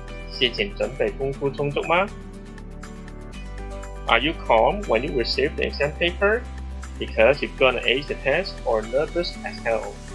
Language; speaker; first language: English; non-native, local second language; Cantonese